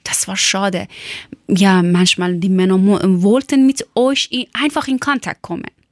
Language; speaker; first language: German; non-native, learner; Persian